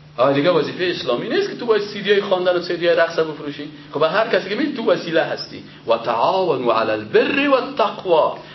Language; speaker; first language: Persian; native; Persian